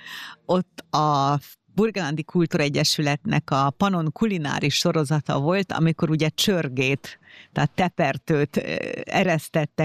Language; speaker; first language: Hungarian; native; Hungarian